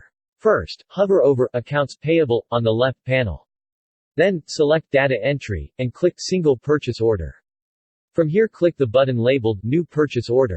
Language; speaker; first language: English; native; English